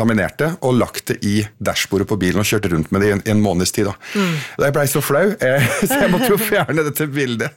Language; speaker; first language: Norwegian; early bilingual, other home language; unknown